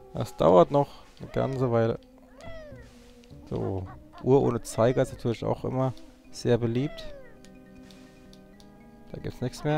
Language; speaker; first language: German; native; German